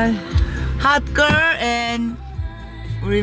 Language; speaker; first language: English; non-native, learner; Korean